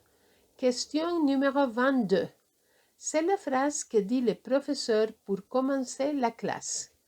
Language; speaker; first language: French; non-native, fluent; Spanish